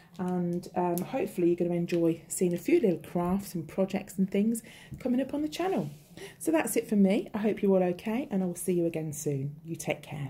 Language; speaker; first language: English; native; English